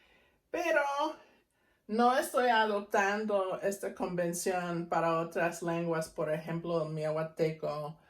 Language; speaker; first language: Spanish; non-native, fluent; English